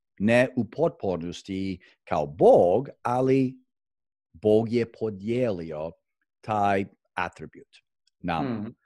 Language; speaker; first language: Croatian; non-native, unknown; English